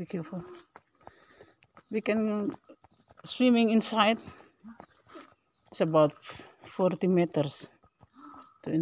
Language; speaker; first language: English; non-native, learner; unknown